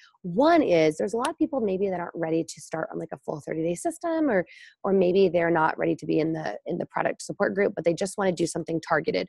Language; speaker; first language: English; native; English